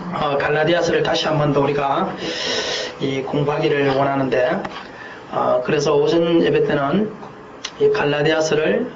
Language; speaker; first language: Korean; native; Korean